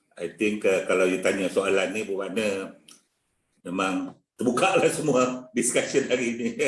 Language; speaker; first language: Malay; native; Malay